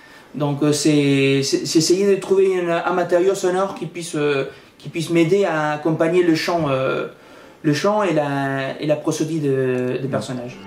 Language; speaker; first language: French; non-native, fluent; Spanish